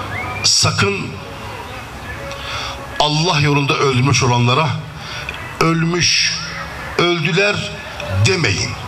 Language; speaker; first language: Turkish; native; Turkish